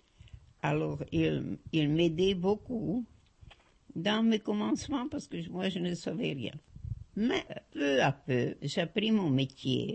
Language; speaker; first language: French; non-native, fluent; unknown